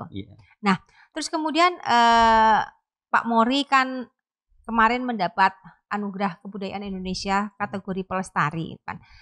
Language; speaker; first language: Indonesian; native; Indonesian